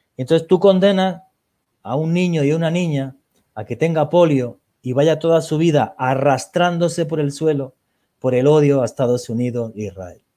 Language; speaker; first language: Spanish; native; Spanish